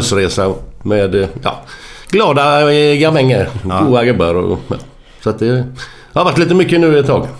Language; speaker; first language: Swedish; native; Swedish